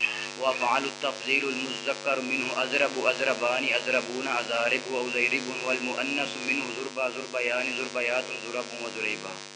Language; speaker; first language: Arabic; non-native, learner; Urdu